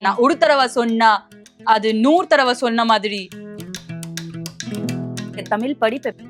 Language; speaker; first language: Tamil; non-native, local second language; Bangla